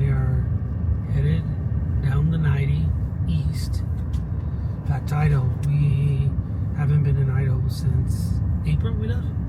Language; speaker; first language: English; native; English